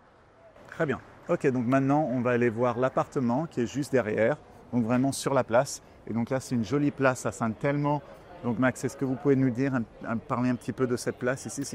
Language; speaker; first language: French; native; French